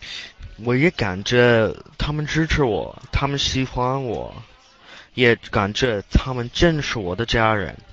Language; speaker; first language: Chinese; non-native, learner; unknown